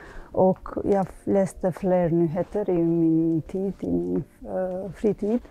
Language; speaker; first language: Swedish; non-native, learner; Albanian